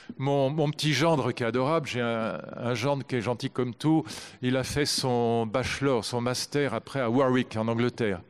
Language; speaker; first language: French; native; French